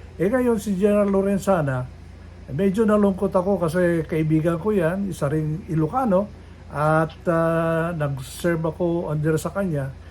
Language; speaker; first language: Filipino; non-native, local second language; Iloko